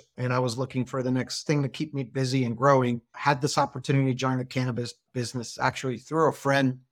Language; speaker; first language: English; non-native, fluent; Spanish